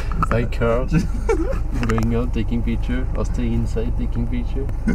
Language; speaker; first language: English; non-native, fluent; French